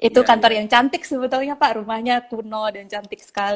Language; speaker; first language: Indonesian; native; Indonesian